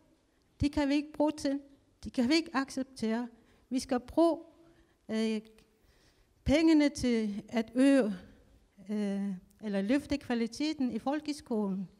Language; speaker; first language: Danish; non-native, local second language; Kalaallisut